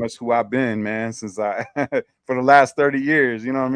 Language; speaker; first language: English; native; English